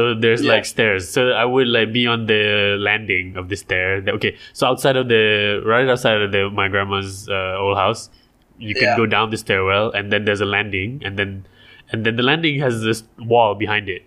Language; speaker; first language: English; non-native, local second language; Malay